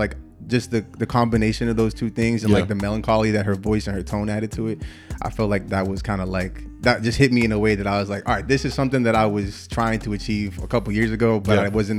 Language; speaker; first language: English; native; English